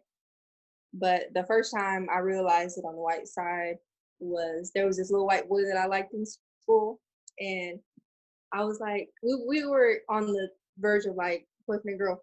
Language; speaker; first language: English; native; English